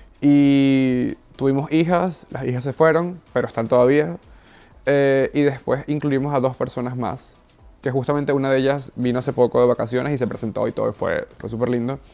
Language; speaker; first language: Spanish; native; Spanish